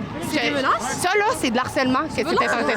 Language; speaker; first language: French; native; French